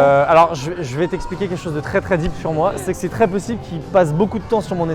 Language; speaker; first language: French; native; French